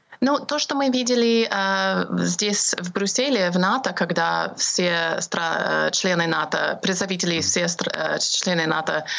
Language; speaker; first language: Russian; non-native, fluent; English